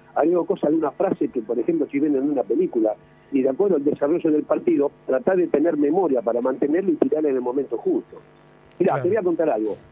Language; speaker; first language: Spanish; native; Spanish